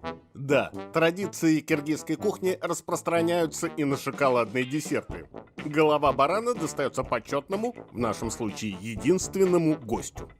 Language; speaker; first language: Russian; native; Russian